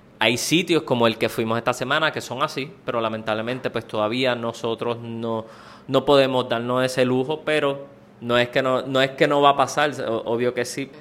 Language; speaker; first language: Spanish; native; Spanish